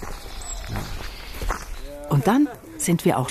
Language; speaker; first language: German; native; German